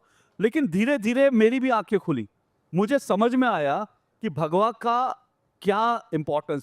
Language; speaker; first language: Hindi; native; Hindi